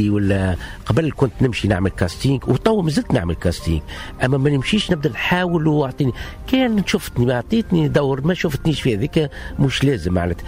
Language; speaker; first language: Arabic; native; Arabic